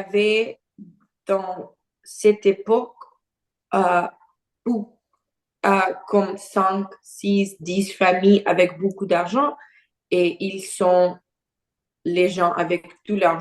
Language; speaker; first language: French; non-native, learner; Portuguese